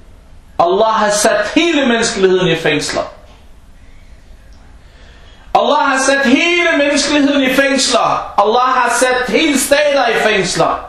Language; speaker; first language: Danish; non-native, local second language; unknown